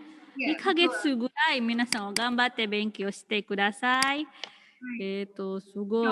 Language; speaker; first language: Japanese; non-native, fluent; Indonesian